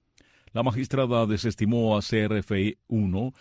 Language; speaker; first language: Spanish; native; Spanish